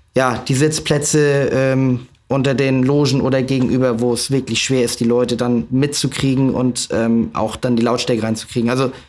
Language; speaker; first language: German; native; German